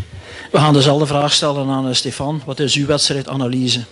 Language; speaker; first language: Dutch; native; Dutch